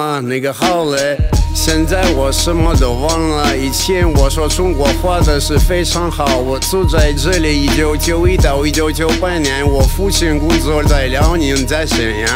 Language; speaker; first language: Chinese; non-native, learner; Russian